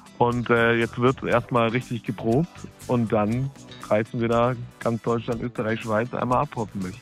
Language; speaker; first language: German; native; German